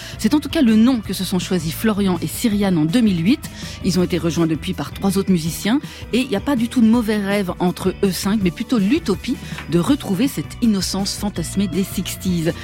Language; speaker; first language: French; native; French